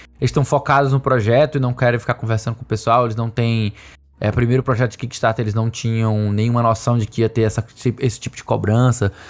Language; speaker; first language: Portuguese; native; Portuguese